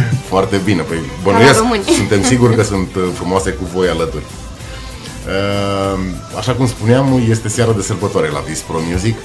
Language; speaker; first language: Romanian; native; Romanian